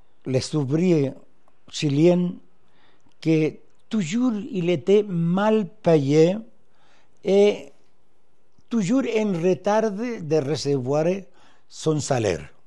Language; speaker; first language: French; non-native, fluent; Spanish